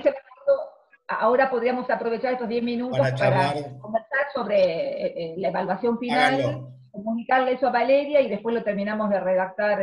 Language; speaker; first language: Spanish; native; Spanish